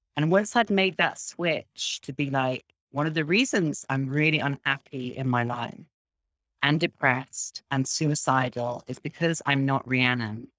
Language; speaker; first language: English; native; English